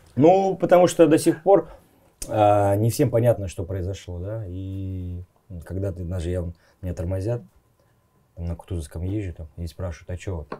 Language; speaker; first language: Russian; native; Russian